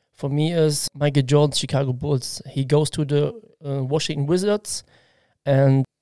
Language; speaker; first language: English; non-native, learner; German